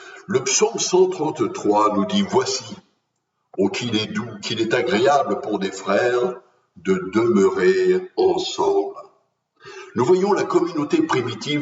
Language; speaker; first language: French; native; French